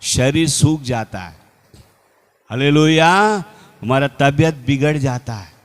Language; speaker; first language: Hindi; non-native, local second language; Telugu